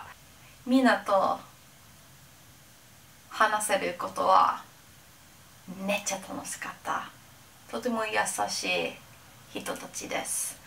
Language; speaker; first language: Japanese; non-native, learner; English